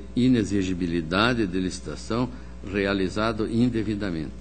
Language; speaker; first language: Portuguese; native; Portuguese